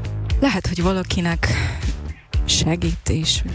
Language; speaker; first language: Hungarian; non-native, local second language; Ukrainian